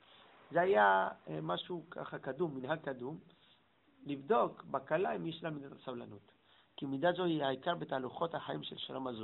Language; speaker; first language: Hebrew; non-native, fluent; English